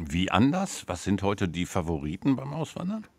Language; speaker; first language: German; native; German